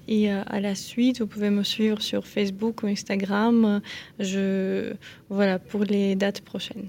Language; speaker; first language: French; non-native, fluent; Ukrainian